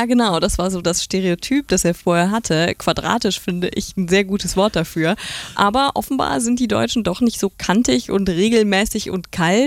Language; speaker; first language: German; native; German